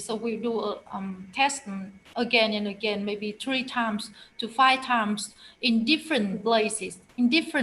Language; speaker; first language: English; non-native, fluent; Vietnamese